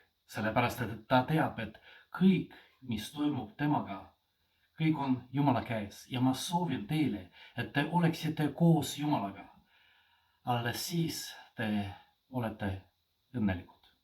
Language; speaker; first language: Estonian; non-native, fluent; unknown